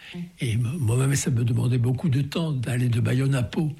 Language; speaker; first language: French; native; French